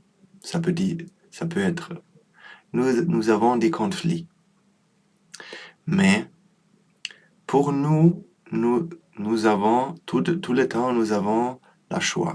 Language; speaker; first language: French; non-native, learner; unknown